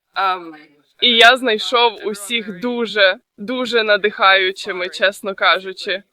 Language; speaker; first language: Ukrainian; non-native, fluent; English